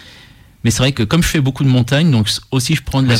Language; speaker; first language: French; native; French